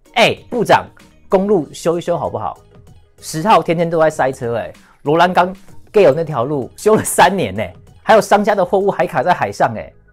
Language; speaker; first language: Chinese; early bilingual, heritage; English